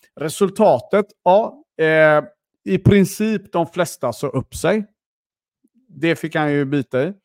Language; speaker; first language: Swedish; native; Swedish